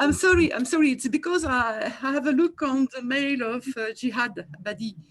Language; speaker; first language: English; non-native, fluent; French